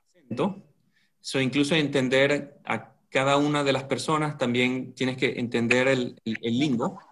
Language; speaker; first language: Spanish; native; Spanish